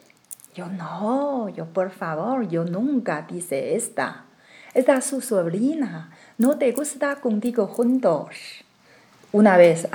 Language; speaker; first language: Spanish; non-native, learner; Chinese